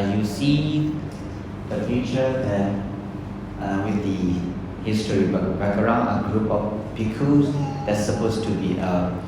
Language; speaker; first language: English; non-native, fluent; Burmese